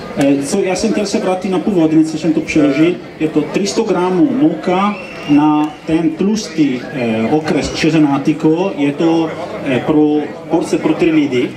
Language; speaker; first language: Czech; non-native, learner; Italian